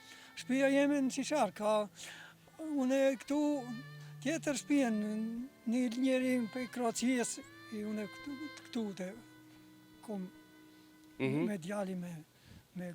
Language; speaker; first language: Albanian; non-native, local second language; Croatian